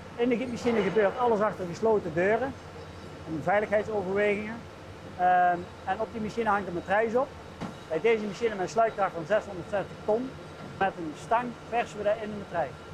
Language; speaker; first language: Dutch; native; Dutch